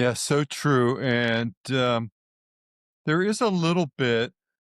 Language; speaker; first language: English; native; English